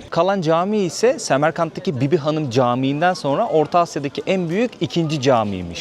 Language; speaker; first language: Turkish; native; Turkish